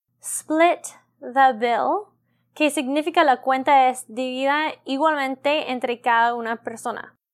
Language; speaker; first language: Spanish; non-native, learner; English